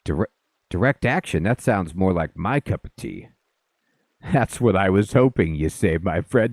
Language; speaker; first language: English; native; English